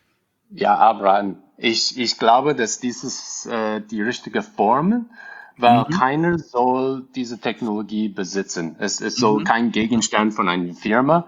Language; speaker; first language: German; non-native, fluent; English